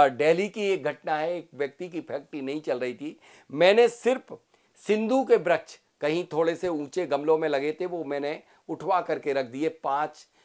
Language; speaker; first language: Hindi; native; Hindi